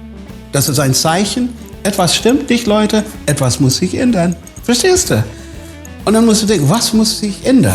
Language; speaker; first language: German; non-native, fluent; English